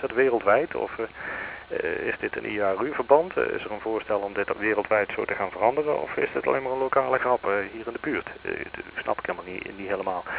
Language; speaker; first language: Dutch; native; Dutch